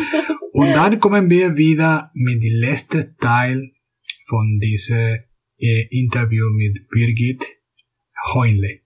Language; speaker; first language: German; non-native, fluent; Spanish